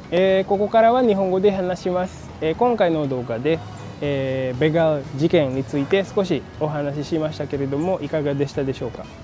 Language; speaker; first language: Japanese; non-native, fluent; Indonesian